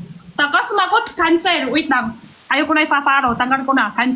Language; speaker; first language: Filipino; non-native, learner; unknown